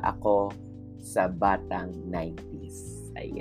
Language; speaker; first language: English; non-native, local second language; Filipino